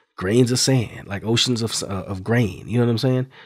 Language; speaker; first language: English; native; English